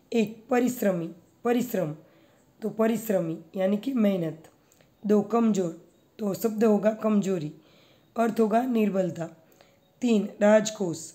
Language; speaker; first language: Hindi; non-native, local second language; Gujarati